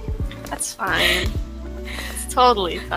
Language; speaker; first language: English; non-native, learner; German